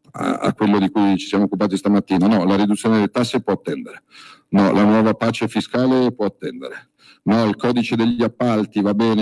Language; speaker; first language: Italian; native; Italian